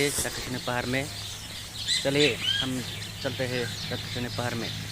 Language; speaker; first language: Hindi; non-native, local second language; Assamese